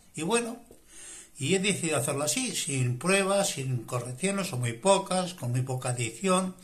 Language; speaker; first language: Spanish; native; Spanish